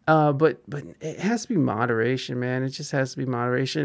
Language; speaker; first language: English; early bilingual, other home language; Spanish